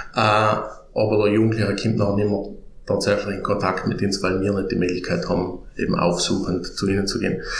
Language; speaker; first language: German; native; German